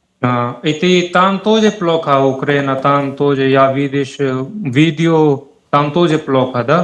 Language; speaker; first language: Russian; non-native, learner; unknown